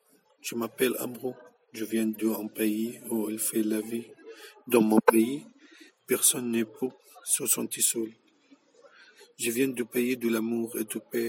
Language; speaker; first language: French; non-native, learner; Arabic